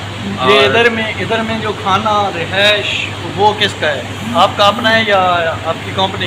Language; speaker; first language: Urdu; non-native, local second language; Punjabi